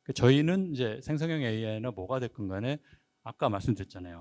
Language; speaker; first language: Korean; native; Korean